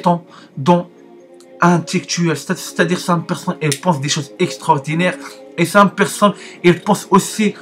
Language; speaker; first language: French; non-native, learner; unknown